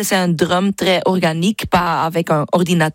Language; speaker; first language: French; non-native, learner; Dutch